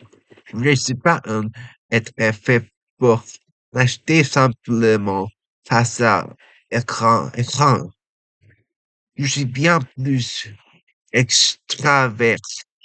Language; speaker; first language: French; non-native, learner; Japanese